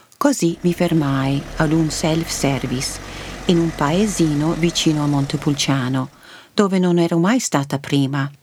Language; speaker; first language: Italian; early bilingual, heritage; Italian